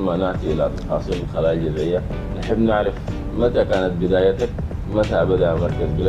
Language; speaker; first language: Arabic; native; Arabic